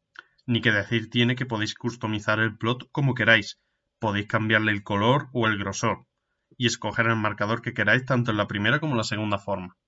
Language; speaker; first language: Spanish; native; Spanish